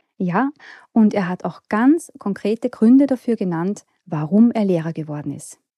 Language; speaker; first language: German; native; German